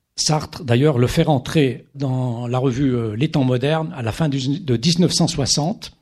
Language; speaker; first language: French; native; French